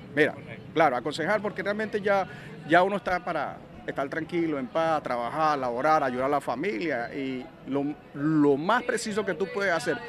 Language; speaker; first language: Spanish; native; Spanish